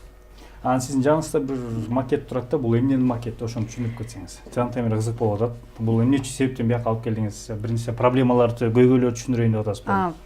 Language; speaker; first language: Kyrgyz; native; Kyrgyz